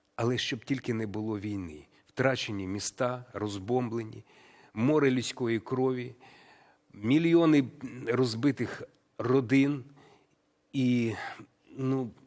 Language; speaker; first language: Ukrainian; native; Ukrainian